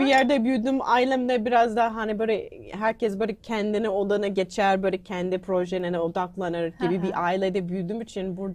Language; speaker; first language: Turkish; non-native, learner; English